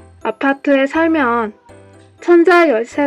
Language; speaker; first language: Korean; non-native, learner; Persian